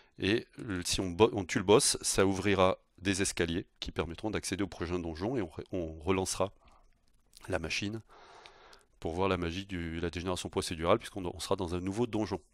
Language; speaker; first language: French; native; French